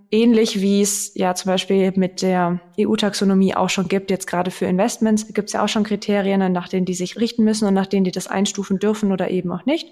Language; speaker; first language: German; native; German